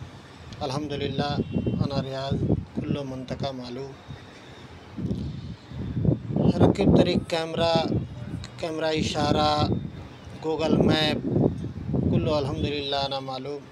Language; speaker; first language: Arabic; non-native, learner; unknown